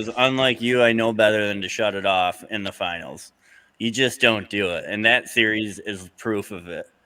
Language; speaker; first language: English; native; English